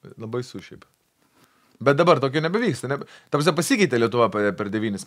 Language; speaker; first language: Lithuanian; native; Lithuanian